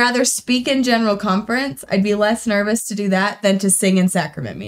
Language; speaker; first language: English; native; English